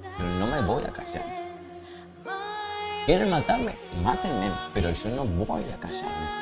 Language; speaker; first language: Spanish; native; Spanish